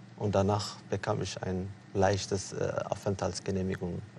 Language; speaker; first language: German; non-native, fluent; Tigrinya